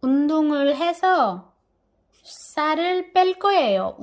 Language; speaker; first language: Korean; non-native, fluent; Filipino